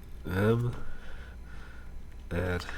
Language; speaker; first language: Swedish; non-native, learner; Dutch